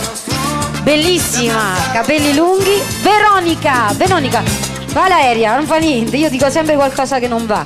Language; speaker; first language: Italian; native; Italian